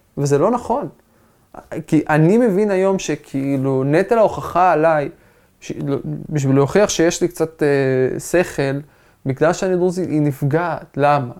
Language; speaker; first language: Hebrew; non-native, local second language; Arabic